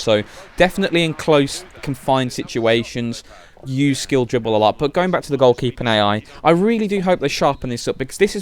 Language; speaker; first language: English; native; English